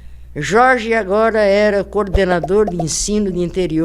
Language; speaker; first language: Portuguese; native; Portuguese